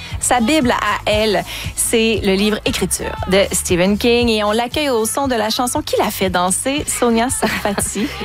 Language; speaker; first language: French; native; French